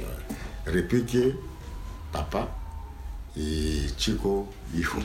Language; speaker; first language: Spanish; non-native, learner; Lingala